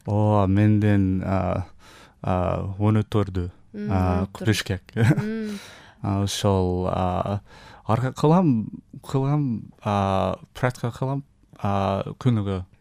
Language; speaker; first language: Kyrgyz; non-native, learner; English